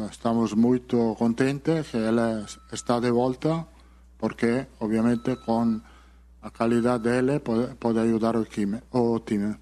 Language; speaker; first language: Portuguese; non-native, learner; Spanish